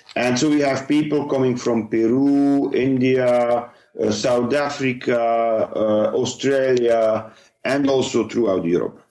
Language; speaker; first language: English; non-native, fluent; Dutch